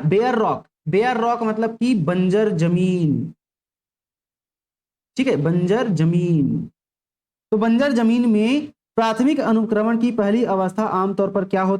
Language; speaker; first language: Hindi; native; Hindi